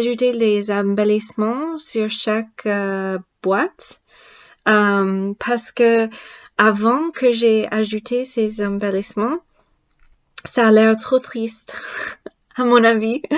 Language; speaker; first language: French; non-native, learner; English